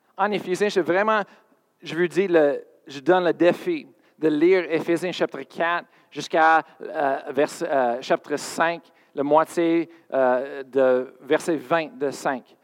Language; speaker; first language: French; non-native, fluent; English